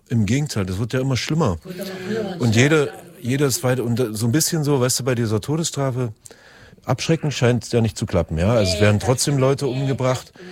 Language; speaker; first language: German; native; German